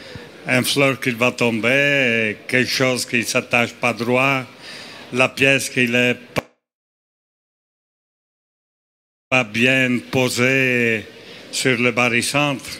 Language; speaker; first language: French; non-native, fluent; Italian